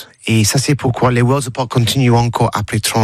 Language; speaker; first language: French; non-native, learner; English